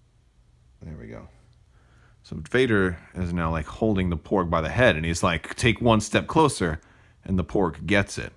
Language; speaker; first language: English; native; English